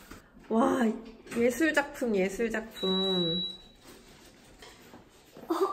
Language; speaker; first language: Korean; native; Korean